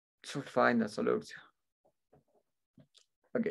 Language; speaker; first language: English; non-native, fluent; Spanish